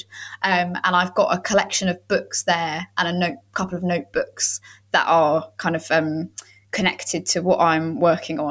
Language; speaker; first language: English; native; English